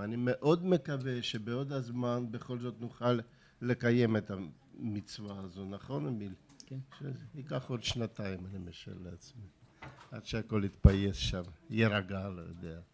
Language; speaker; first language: Hebrew; non-native, fluent; Russian